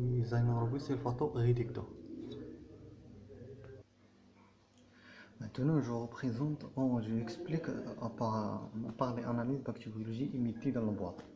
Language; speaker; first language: French; non-native, learner; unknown